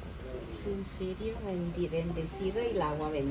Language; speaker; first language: Spanish; native; Spanish